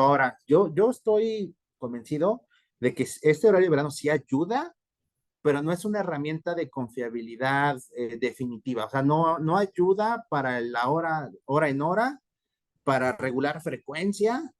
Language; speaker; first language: Spanish; native; Spanish